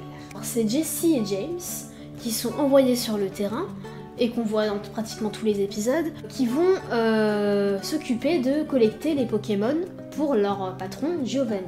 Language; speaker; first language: French; native; French